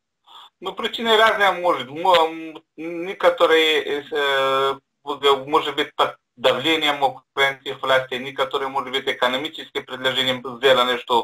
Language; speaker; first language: Russian; non-native, learner; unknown